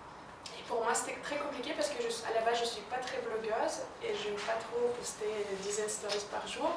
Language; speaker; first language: French; non-native, fluent; Russian